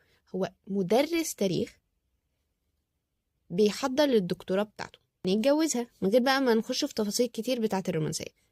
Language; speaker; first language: Arabic; native; Arabic